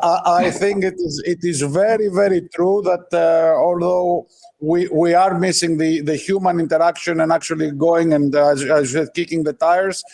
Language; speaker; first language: English; non-native, fluent; Greek